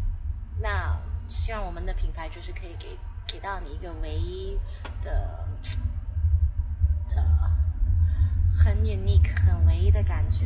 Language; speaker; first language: Chinese; non-native, local second language; Cantonese